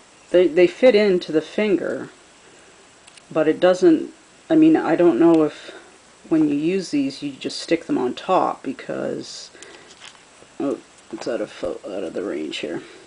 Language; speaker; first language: English; native; English